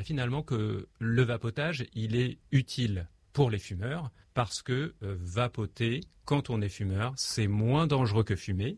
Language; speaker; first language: French; native; French